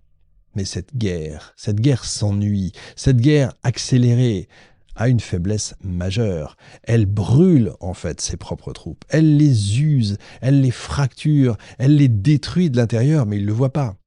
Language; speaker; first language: French; native; French